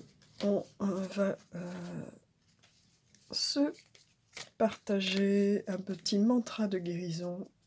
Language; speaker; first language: French; native; French